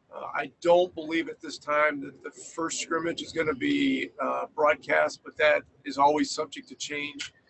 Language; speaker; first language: English; native; English